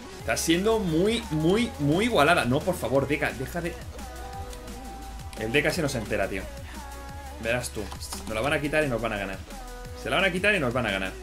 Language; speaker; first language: Spanish; native; Spanish